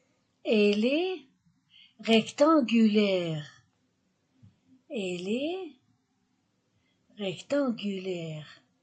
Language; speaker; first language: French; non-native, fluent; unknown